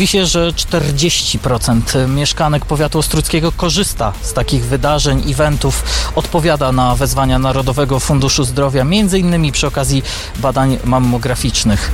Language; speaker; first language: Polish; native; Polish